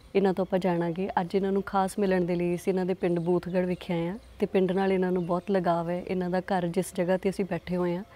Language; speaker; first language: Punjabi; native; Punjabi